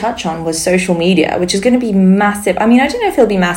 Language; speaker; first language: English; non-native, fluent; Sindhi